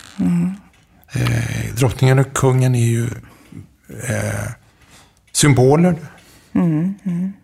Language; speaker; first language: Swedish; native; Swedish